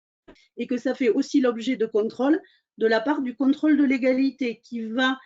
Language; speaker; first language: French; native; French